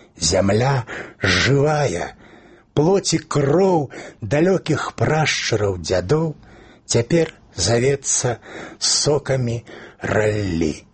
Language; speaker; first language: Belarusian; native; Belarusian